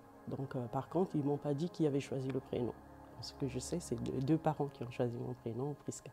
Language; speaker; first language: French; non-native, local second language; Lingala